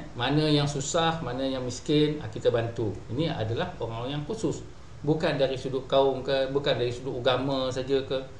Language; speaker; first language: Malay; native; Malay